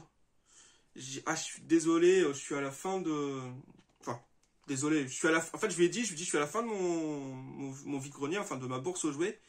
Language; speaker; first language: French; native; French